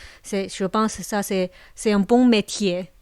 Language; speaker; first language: French; non-native, local second language; Chinese